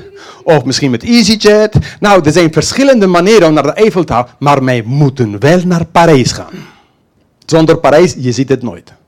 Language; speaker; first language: Dutch; non-native, fluent; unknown